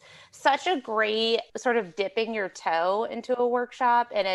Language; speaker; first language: English; native; English